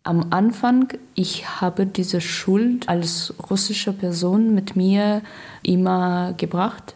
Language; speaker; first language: German; non-native, learner; Russian